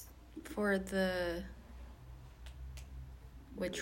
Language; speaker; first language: English; native; English